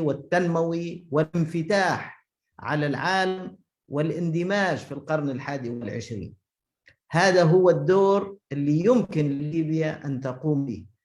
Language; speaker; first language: Arabic; native; Arabic